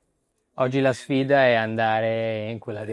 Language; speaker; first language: Italian; native; Italian